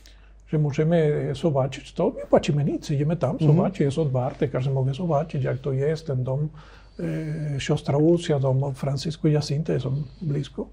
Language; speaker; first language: Polish; non-native, learner; Spanish